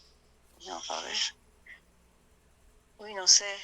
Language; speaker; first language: Spanish; native; Spanish